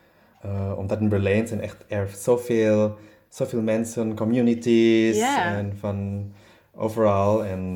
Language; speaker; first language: Dutch; non-native, learner; German